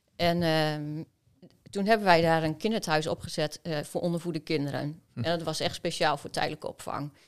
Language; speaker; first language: Dutch; native; Dutch